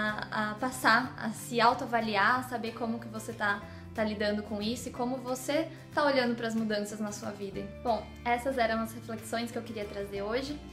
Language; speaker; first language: Portuguese; native; Portuguese